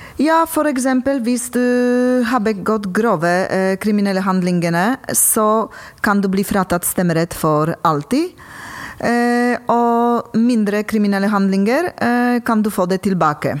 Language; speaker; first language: Norwegian; non-native, fluent; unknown